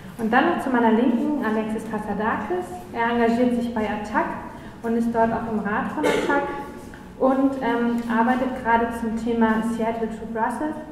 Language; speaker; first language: German; native; German